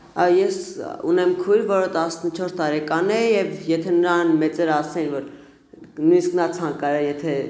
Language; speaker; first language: Armenian; non-native, local second language; Kurdish